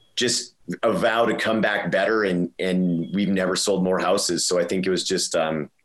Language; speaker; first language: English; native; English